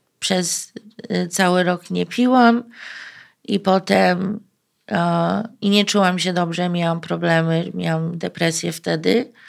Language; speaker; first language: Polish; early bilingual, heritage; Polish